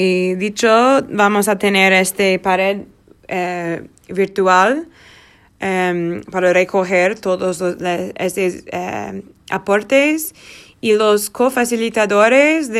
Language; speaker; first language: Spanish; non-native, learner; Portuguese